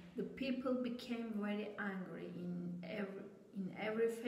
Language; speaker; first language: English; non-native, learner; Turkish